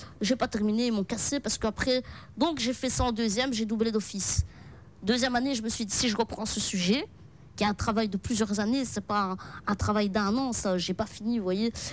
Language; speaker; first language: French; early bilingual, other home language; Arabic